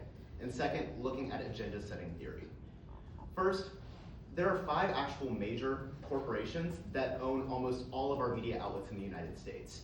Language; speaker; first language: English; native; English